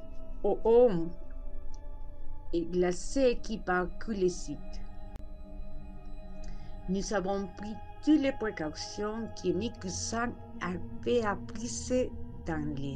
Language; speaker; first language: French; non-native, learner; Spanish